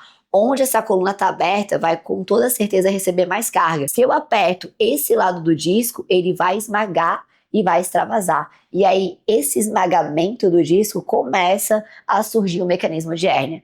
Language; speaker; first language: Portuguese; native; Portuguese